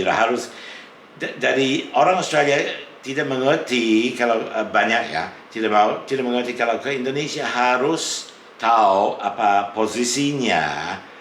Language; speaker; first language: Indonesian; non-native, fluent; English